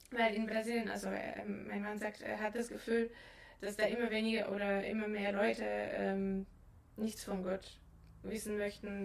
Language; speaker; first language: German; non-native, fluent; Polish